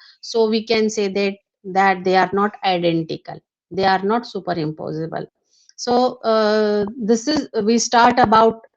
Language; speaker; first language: English; non-native, local second language; Hindi